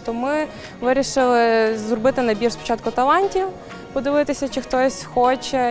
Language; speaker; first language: Ukrainian; native; Ukrainian